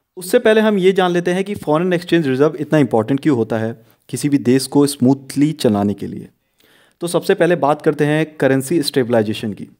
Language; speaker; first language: Hindi; native; Hindi